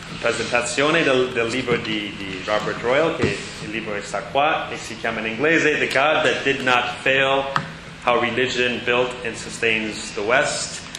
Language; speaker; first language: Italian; non-native, learner; English